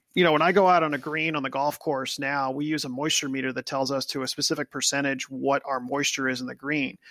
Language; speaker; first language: English; native; English